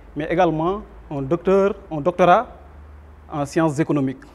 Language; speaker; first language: French; non-native, local second language; Wolof